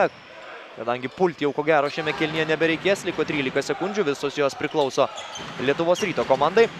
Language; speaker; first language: Lithuanian; native; Lithuanian